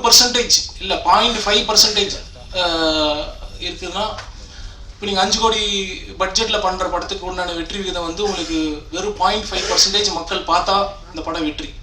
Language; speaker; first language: Tamil; native; Tamil